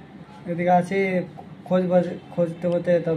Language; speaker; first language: Hindi; non-native, local second language; Bangla